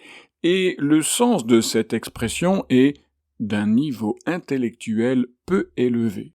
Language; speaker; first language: French; native; French